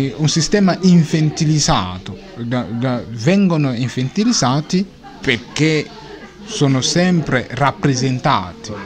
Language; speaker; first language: Italian; non-native, fluent; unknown